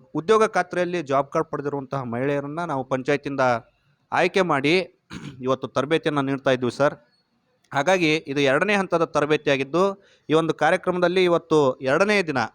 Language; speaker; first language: Kannada; native; Kannada